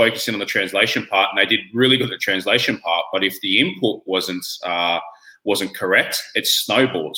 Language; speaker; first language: English; native; English